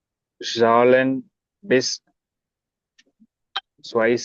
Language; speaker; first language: German; non-native, learner; Tamil